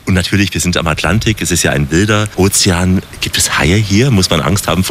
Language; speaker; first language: German; native; German